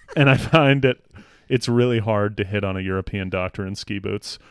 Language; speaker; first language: English; native; English